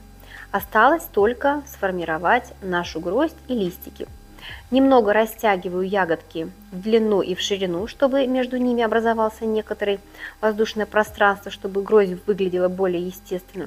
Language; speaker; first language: Russian; native; Russian